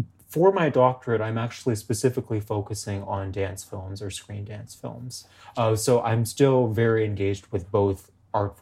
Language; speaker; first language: English; native; English